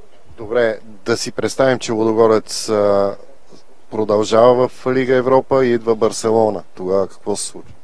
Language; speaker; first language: Bulgarian; native; Bulgarian